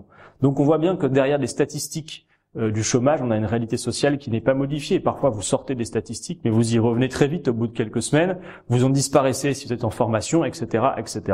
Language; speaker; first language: French; native; French